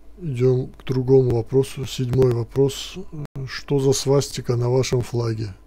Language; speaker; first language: Russian; non-native, local second language; Turkish